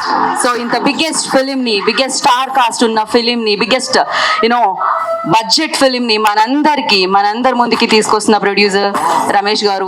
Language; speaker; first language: Telugu; native; Telugu